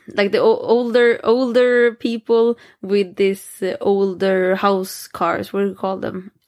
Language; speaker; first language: English; non-native, fluent; Swedish